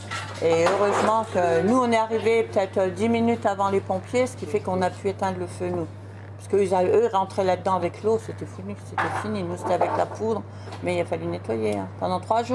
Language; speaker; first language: French; native; French